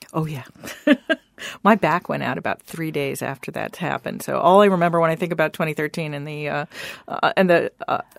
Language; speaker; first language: English; native; English